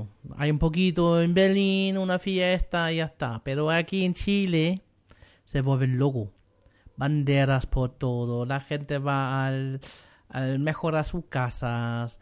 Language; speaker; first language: Spanish; non-native, learner; German